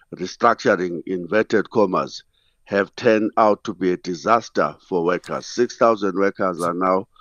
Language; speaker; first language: English; non-native, local second language; Xhosa